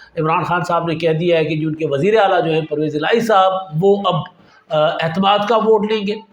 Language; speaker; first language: Urdu; non-native, local second language; Sindhi